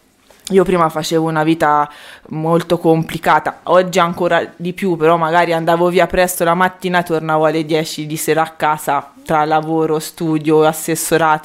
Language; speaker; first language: Italian; native; Italian